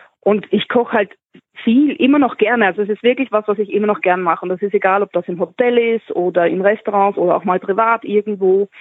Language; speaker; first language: German; native; German